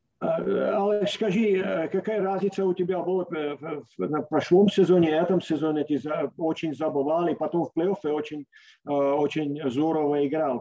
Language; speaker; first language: Russian; non-native, fluent; English